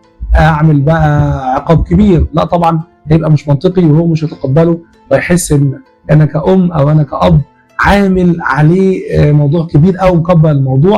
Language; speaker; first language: Arabic; native; Arabic